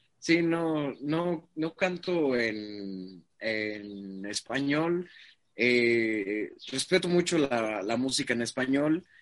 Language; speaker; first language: Spanish; early bilingual, other home language; English